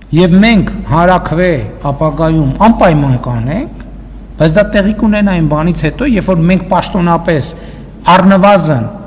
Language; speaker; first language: Armenian; native; Armenian